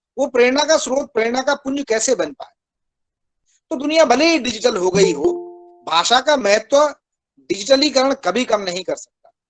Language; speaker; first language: Hindi; native; Hindi